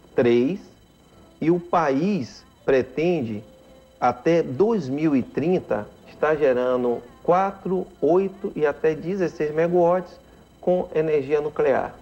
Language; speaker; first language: Portuguese; native; Portuguese